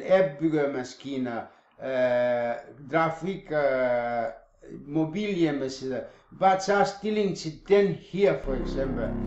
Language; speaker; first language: Danish; non-native, fluent; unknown